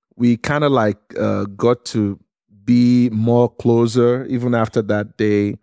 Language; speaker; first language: English; non-native, local second language; Yoruba